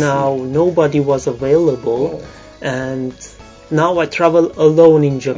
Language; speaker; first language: English; non-native, learner; Romanian